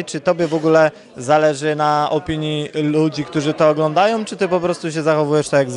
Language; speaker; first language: Polish; native; Polish